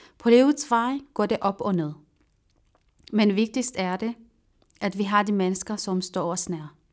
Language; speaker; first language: Danish; non-native, fluent; Arabic